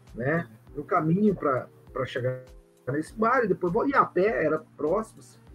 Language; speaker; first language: Portuguese; native; Portuguese